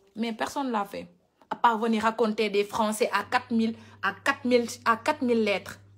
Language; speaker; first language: French; non-native, local second language; Wolof